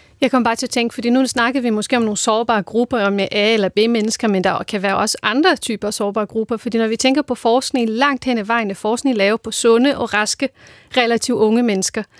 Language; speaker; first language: Danish; non-native, fluent; Portuguese